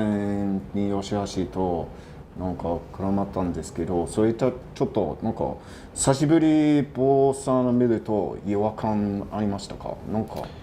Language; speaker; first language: Japanese; non-native, fluent; English